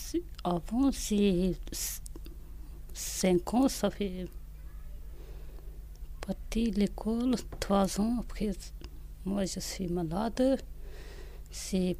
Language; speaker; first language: French; non-native, learner; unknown